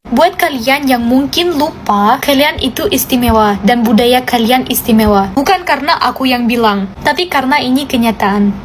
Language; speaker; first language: Indonesian; non-native, fluent; German